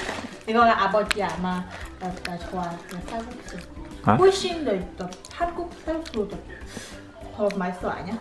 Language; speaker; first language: Korean; non-native, learner; Vietnamese